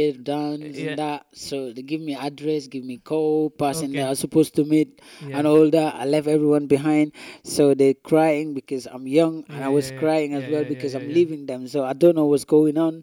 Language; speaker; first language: English; non-native, local second language; Wolof